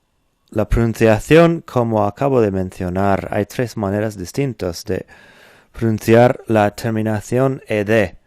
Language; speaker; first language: Spanish; non-native, fluent; English